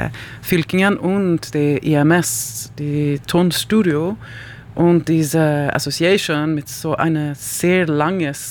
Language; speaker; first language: German; non-native, learner; Swedish